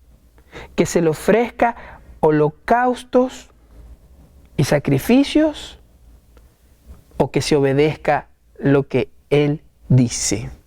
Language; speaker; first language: Spanish; native; Spanish